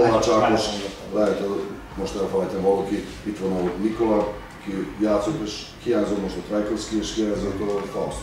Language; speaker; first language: Hungarian; non-native, learner; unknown